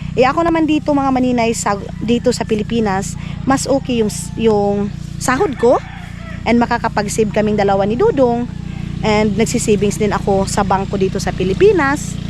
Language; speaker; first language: Filipino; non-native, local second language; Cebuano